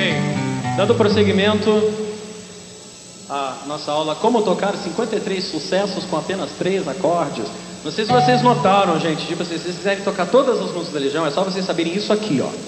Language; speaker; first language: Portuguese; native; Portuguese